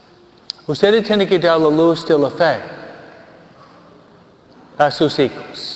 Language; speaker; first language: Spanish; non-native, fluent; English